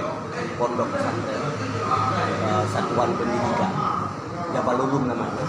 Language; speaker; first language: Indonesian; native; Indonesian